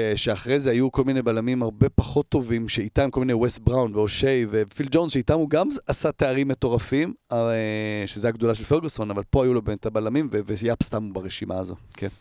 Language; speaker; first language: Hebrew; native; Hebrew